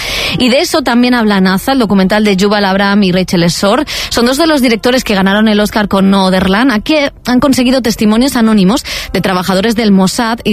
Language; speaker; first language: Spanish; native; Spanish